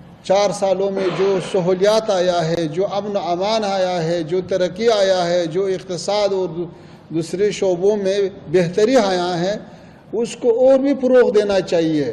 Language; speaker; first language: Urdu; non-native, fluent; Pashto